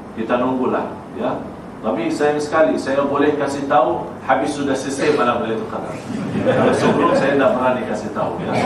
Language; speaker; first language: Malay; non-native, fluent; Arabic